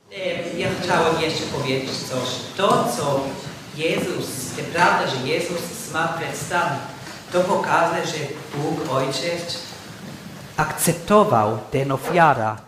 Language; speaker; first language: Polish; non-native, learner; English